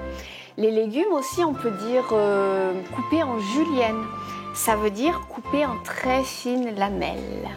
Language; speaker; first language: French; native; French